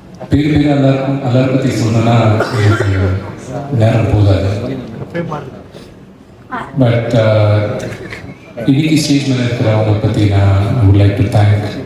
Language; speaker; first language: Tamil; non-native, local second language; Telugu